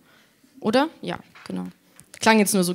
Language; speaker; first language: German; native; German